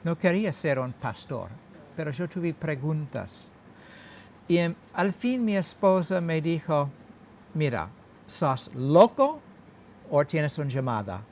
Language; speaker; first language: Spanish; non-native, learner; English